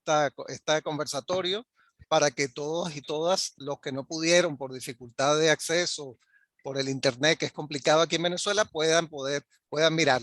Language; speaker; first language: Spanish; native; Spanish